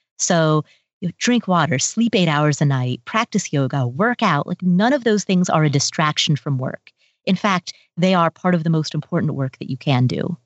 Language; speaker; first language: English; early bilingual, other home language; Nepali